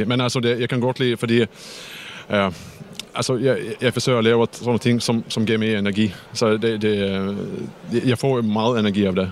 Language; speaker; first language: Danish; non-native, fluent; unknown